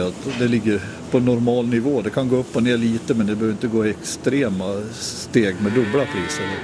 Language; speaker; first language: Swedish; native; Swedish